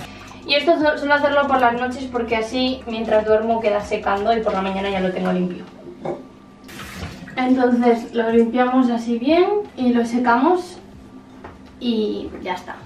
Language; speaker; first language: Spanish; native; Spanish